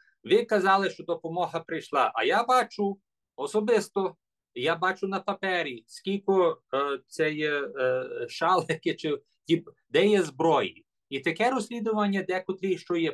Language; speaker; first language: Ukrainian; early bilingual, heritage; English